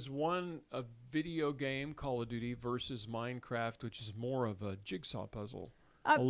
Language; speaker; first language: English; native; English